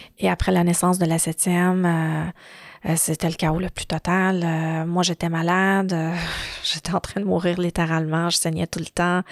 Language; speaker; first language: French; early bilingual, other home language; Arabic